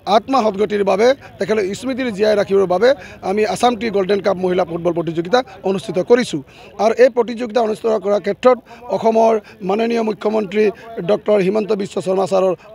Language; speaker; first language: Assamese; non-native, local second language; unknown